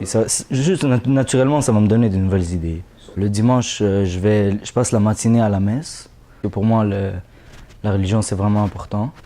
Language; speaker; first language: French; early bilingual, other home language; Arabic